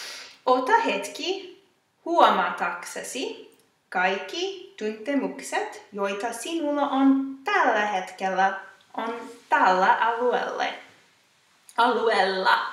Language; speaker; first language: Finnish; non-native, fluent; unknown